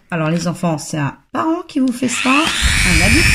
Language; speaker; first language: French; native; French